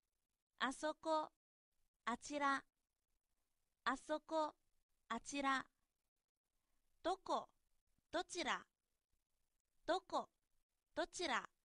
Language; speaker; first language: Japanese; non-native, fluent; Chinese